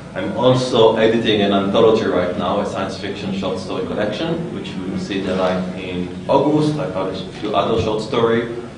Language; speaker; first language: English; non-native, fluent; Hebrew